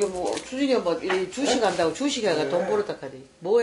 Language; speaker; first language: Korean; native; Korean